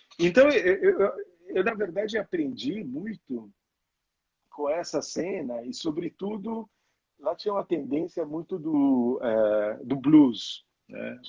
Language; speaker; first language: Portuguese; non-native, fluent; Italian